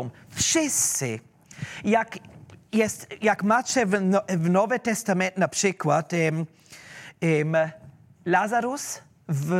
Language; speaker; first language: Polish; non-native, learner; German